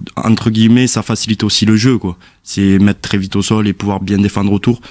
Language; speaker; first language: French; native; French